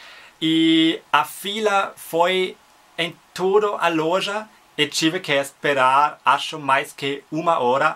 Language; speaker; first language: Portuguese; non-native, fluent; German